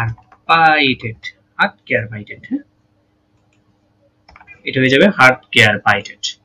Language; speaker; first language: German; non-native, fluent; Bangla